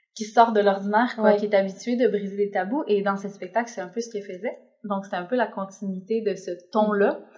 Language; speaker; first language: French; native; French